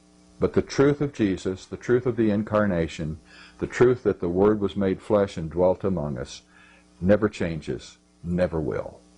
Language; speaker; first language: English; native; English